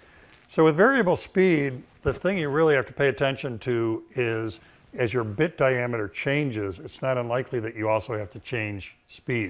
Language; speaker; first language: English; native; English